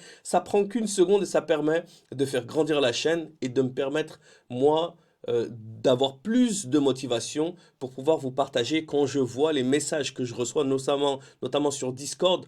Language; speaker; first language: French; native; French